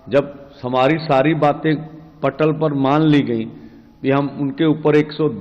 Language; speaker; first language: Hindi; non-native, local second language; Punjabi